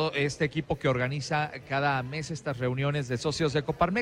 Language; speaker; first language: Spanish; native; Spanish